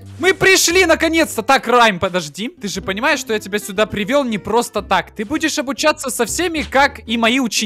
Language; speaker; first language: Russian; native; Russian